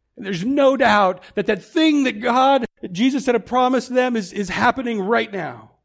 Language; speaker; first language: English; native; English